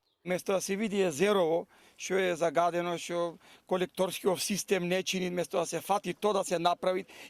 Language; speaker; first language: Macedonian; native; Macedonian